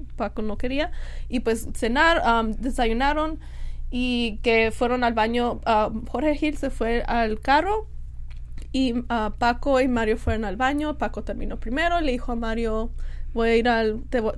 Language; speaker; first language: Spanish; early bilingual, heritage; Spanish